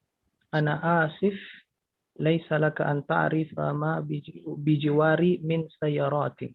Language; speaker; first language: Arabic; non-native, learner; Indonesian